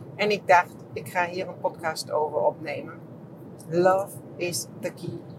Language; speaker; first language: Dutch; non-native, fluent; Czech